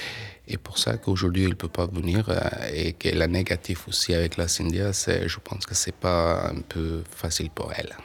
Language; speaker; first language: French; non-native, learner; Persian